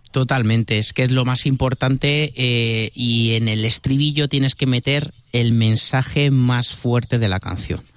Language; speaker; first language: Spanish; native; Spanish